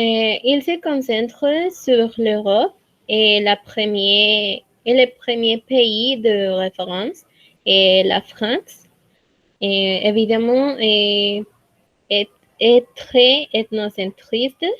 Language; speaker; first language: French; non-native, learner; Spanish